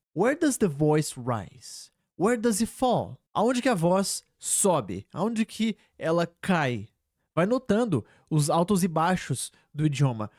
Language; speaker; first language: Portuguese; native; Portuguese